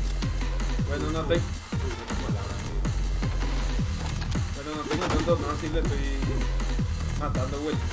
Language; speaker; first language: Spanish; native; Spanish